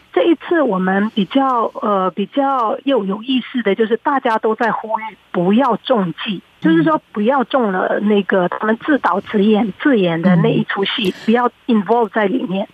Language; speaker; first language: Chinese; early bilingual, heritage; Chinese